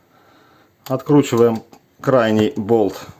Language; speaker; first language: Russian; native; Russian